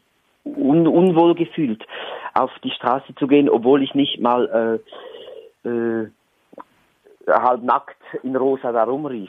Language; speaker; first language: German; native; German